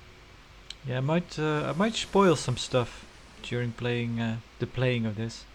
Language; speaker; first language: English; native; English